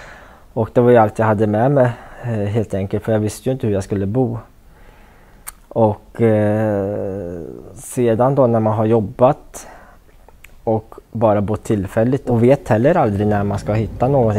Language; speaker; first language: Swedish; native; Swedish